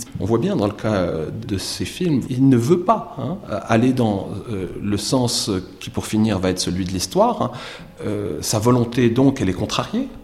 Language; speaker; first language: French; native; French